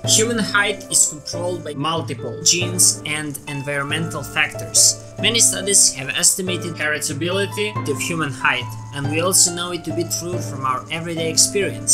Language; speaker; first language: English; non-native, fluent; Serbian